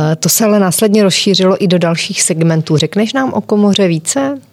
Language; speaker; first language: Czech; native; Czech